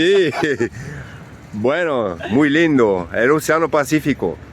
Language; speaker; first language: Spanish; non-native, learner; French